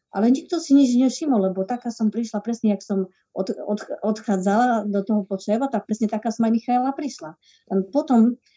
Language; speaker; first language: Slovak; native; Slovak